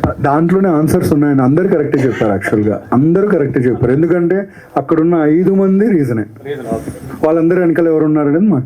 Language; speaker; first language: Telugu; native; Telugu